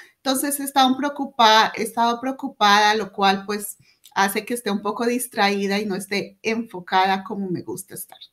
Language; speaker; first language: Spanish; native; Spanish